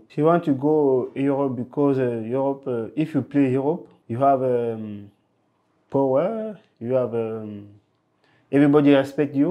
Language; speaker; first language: English; non-native, local second language; French